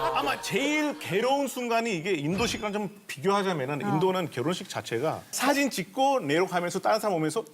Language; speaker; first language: Korean; non-native, fluent; Hindi